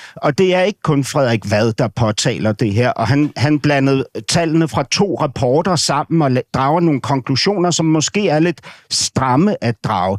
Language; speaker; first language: Danish; native; Danish